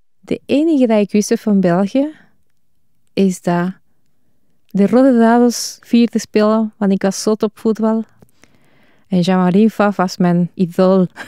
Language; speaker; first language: Dutch; non-native, fluent; Spanish